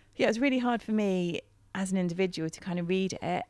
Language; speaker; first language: English; native; English